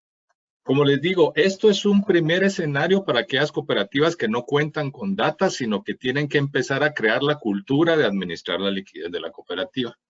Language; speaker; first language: Spanish; native; Spanish